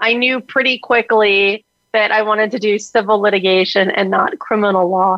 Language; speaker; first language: English; native; English